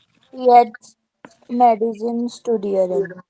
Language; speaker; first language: German; non-native, learner; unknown